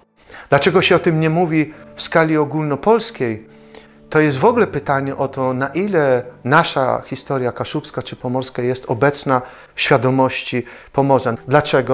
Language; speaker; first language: Polish; native; Polish